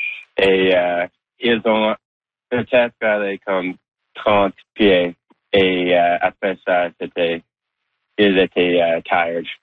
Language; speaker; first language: French; non-native, learner; English